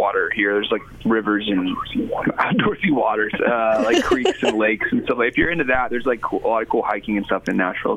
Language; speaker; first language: English; native; English